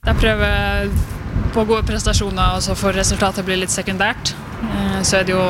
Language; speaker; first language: Norwegian; native; Norwegian